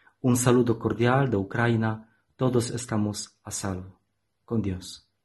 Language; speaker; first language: Spanish; non-native, learner; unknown